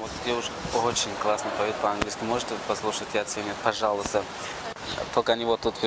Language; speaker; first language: Russian; non-native, local second language; Tajik